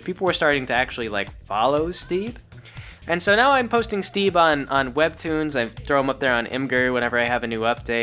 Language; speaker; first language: English; native; English